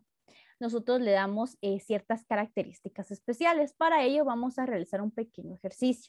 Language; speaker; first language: Spanish; native; Spanish